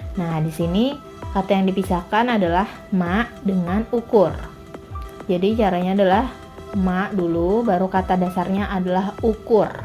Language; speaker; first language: Indonesian; non-native, local second language; Banjar